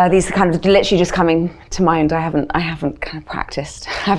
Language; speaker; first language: English; native; English